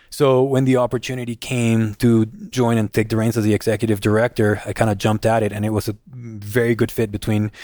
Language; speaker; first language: English; non-native, fluent; Spanish